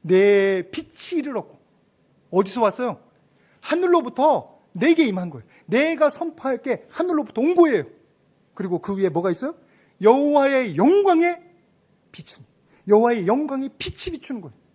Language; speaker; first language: Korean; native; Korean